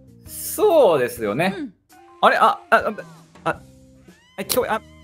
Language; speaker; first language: Japanese; native; Japanese